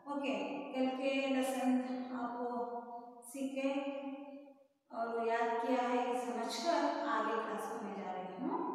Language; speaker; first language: Hindi; non-native, local second language; Kannada